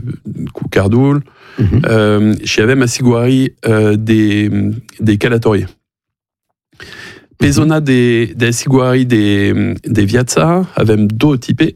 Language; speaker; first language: Romanian; non-native, learner; French